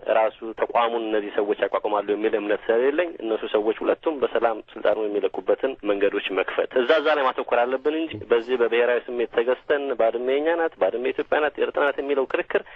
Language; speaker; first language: Amharic; non-native, local second language; Tigrinya